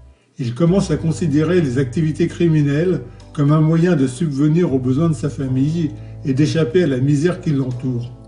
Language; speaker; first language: French; native; French